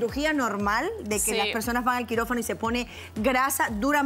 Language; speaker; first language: Spanish; native; Spanish